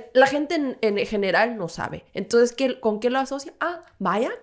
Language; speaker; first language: Spanish; non-native, fluent; Korean